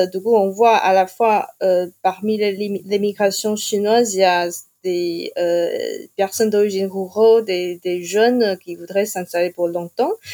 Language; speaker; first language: French; non-native, fluent; Chinese